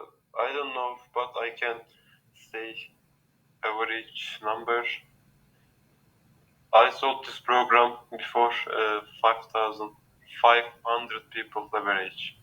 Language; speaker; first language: English; non-native, learner; Turkish